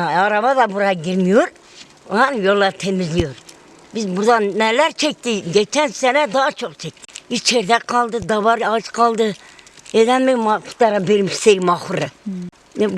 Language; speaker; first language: Turkish; non-native, local second language; Zaza